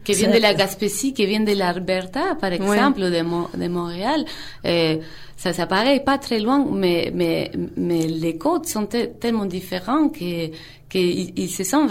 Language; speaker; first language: French; non-native, fluent; Spanish